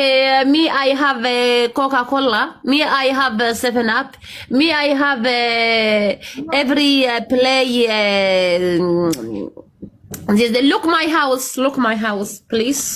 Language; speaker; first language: English; non-native, learner; Amharic